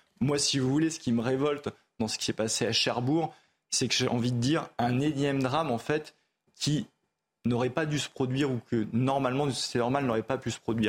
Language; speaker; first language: French; native; French